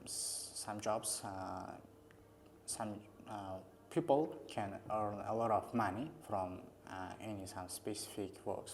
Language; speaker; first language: English; non-native, learner; Uzbek